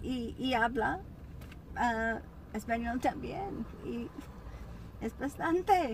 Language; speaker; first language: Spanish; non-native, learner; English